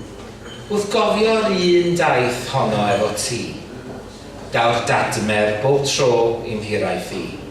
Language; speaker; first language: Welsh; native; Welsh